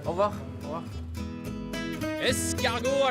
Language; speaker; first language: French; non-native, local second language; German